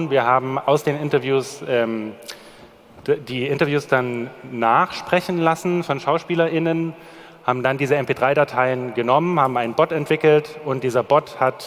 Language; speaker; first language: German; native; German